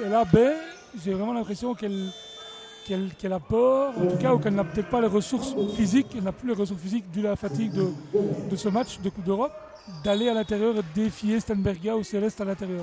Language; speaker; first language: French; native; French